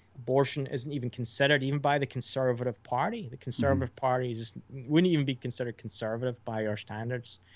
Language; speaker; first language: English; native; English